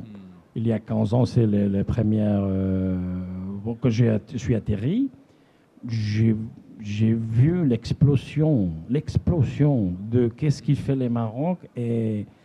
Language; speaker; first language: French; non-native, fluent; Spanish